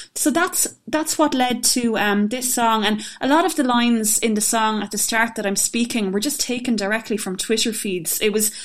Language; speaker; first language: English; native; English